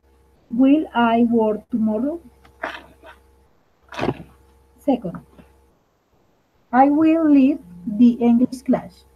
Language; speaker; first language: English; non-native, learner; Spanish